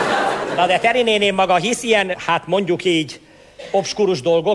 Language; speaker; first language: Hungarian; native; Hungarian